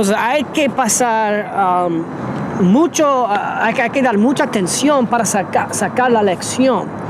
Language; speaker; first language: Spanish; non-native, fluent; English